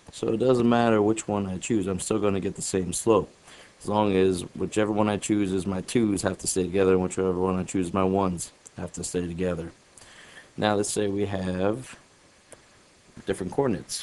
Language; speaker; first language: English; native; English